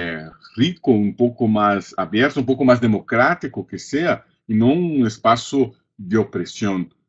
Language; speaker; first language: Spanish; non-native, fluent; Portuguese